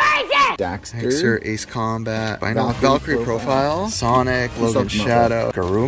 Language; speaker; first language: English; native; English